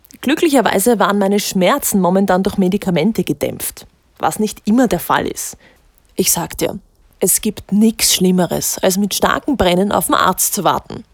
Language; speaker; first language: German; native; German